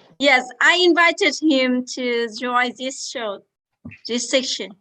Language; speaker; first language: English; non-native, fluent; Vietnamese